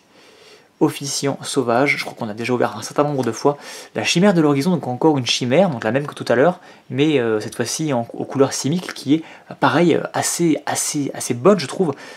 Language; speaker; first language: French; native; French